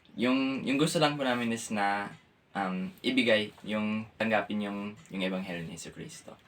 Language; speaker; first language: Filipino; non-native, fluent; English